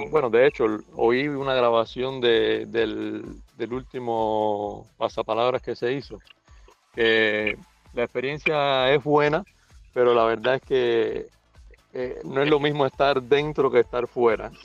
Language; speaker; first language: Spanish; native; Spanish